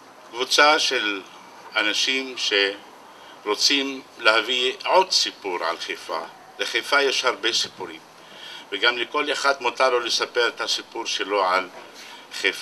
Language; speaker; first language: Hebrew; non-native, local second language; Arabic